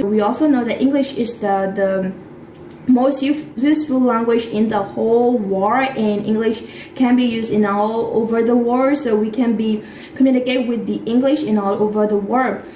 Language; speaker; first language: English; non-native, fluent; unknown